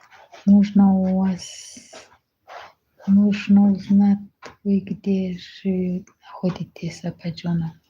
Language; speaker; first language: Russian; non-native, learner; Tajik